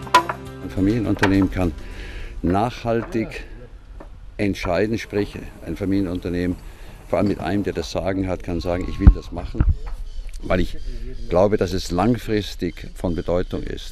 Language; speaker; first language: German; native; German